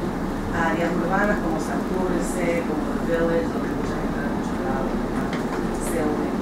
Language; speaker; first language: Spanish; early bilingual, other home language; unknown